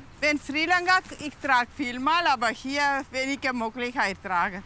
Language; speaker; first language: German; non-native, learner; Tamil